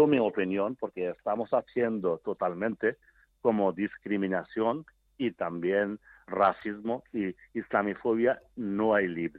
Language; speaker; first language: Spanish; non-native, learner; Bangla